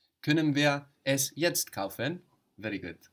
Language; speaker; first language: German; non-native, fluent; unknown